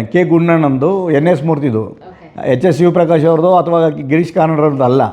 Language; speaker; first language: Kannada; native; Kannada